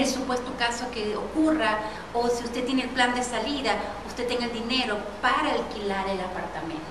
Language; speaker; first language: Spanish; native; Spanish